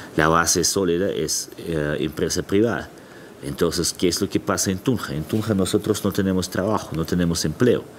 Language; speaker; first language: Spanish; non-native, fluent; Russian